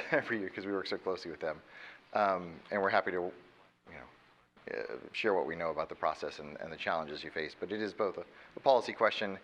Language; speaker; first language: English; native; English